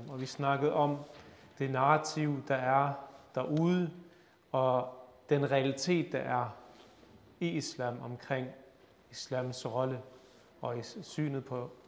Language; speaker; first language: Danish; early bilingual, other home language; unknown